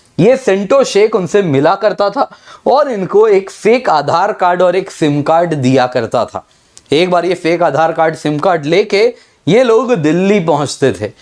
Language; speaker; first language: Hindi; native; Hindi